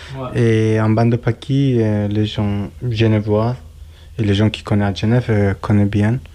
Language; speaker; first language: French; non-native, learner; Kurdish